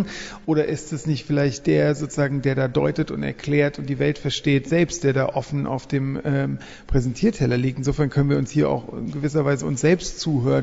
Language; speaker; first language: German; native; German